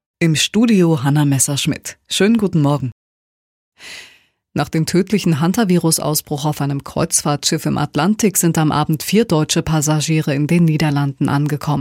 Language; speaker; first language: German; native; German